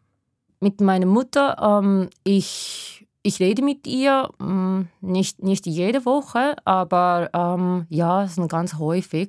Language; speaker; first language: German; non-native, learner; Japanese